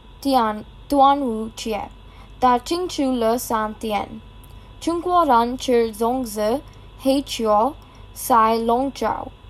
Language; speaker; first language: Chinese; non-native, learner; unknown